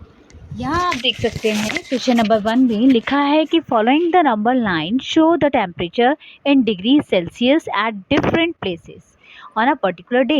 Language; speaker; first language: Hindi; native; Hindi